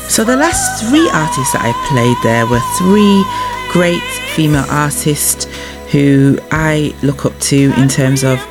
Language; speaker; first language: English; native; English